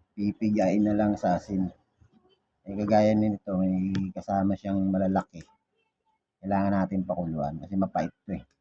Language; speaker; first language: Filipino; non-native, local second language; Bikol